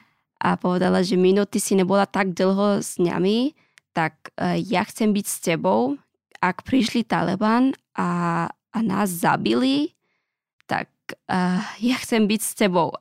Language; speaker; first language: Slovak; non-native, learner; Pashto